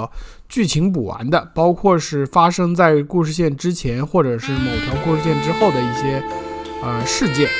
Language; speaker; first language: Chinese; native; Chinese